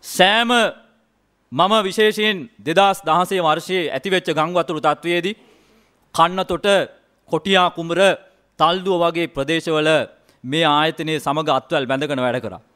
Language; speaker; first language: Sinhala; non-native, local second language; Tamil